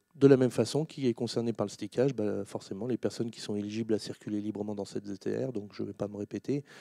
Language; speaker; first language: French; native; French